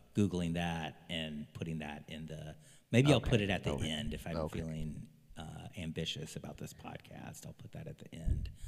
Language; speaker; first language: English; non-native, fluent; Chinese